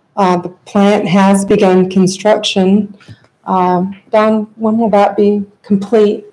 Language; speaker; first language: English; native; English